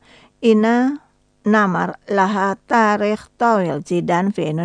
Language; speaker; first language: Arabic; non-native, fluent; Indonesian